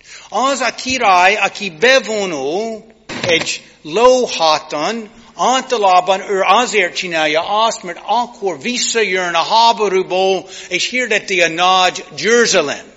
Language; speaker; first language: Hungarian; non-native, fluent; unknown